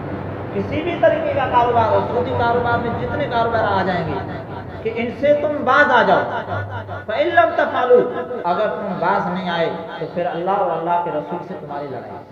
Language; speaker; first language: Urdu; native; Urdu